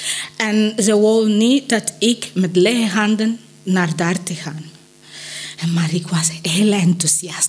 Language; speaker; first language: Dutch; non-native, learner; Spanish